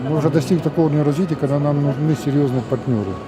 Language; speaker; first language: Russian; native; Russian